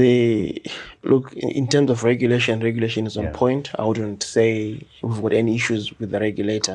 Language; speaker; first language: English; non-native, local second language; Shona